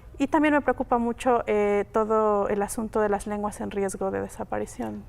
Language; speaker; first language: Spanish; non-native, local second language; Mixtepec Mixtec